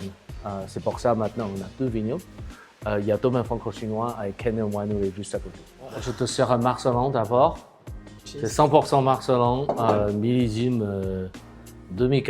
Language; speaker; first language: French; non-native, fluent; Chinese